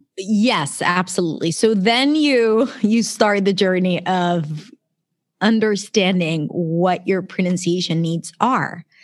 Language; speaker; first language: English; non-native, fluent; Hebrew